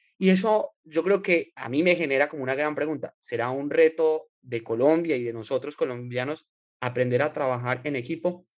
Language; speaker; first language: Spanish; native; Spanish